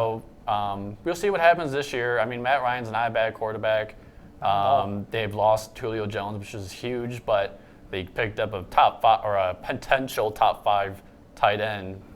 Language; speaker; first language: English; native; English